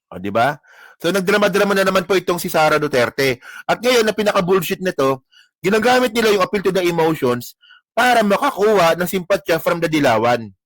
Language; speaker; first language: Filipino; non-native, local second language; Hiligaynon